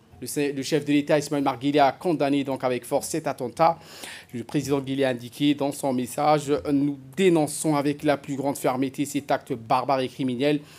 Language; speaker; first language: French; non-native, local second language; Somali